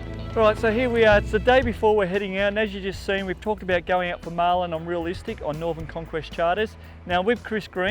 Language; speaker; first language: English; native; English